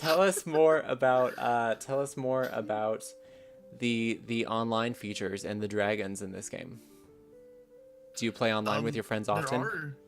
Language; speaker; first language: English; native; English